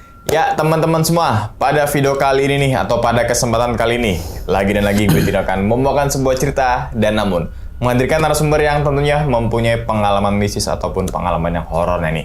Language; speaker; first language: Indonesian; native; Indonesian